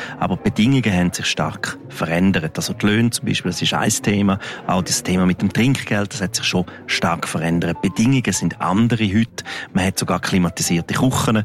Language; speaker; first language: German; non-native, local second language; Romansh